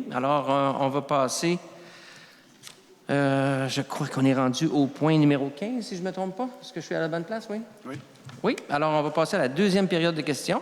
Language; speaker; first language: French; native; French